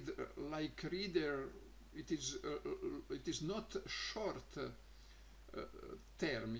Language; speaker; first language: English; non-native, learner; Croatian